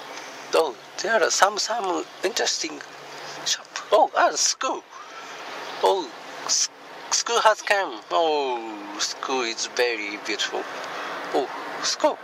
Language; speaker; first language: English; non-native, learner; Japanese